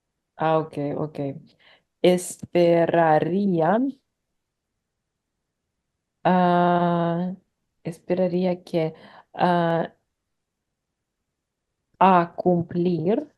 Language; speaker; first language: Spanish; non-native, learner; English